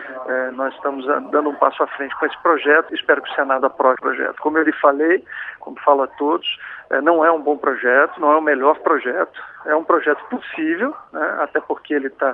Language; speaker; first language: Portuguese; native; Portuguese